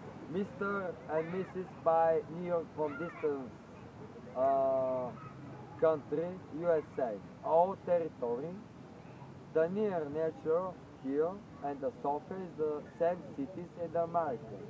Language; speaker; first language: English; non-native, learner; Bulgarian